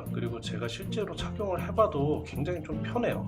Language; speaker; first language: Korean; native; Korean